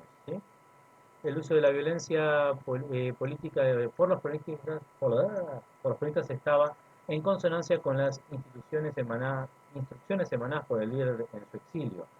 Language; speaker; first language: Spanish; native; Spanish